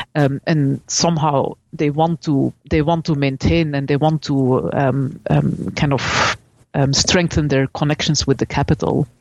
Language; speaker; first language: English; non-native, fluent; Dutch